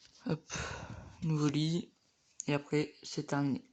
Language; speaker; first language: French; native; French